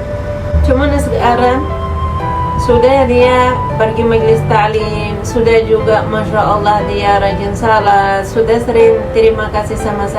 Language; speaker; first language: Indonesian; non-native, fluent; Arabic